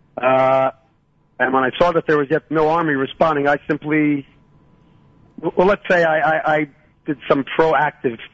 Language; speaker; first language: English; native; English